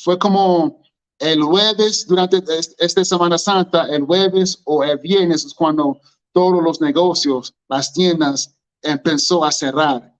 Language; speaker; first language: Spanish; non-native, learner; English